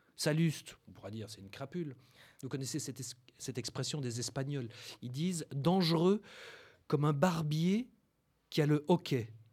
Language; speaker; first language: French; native; French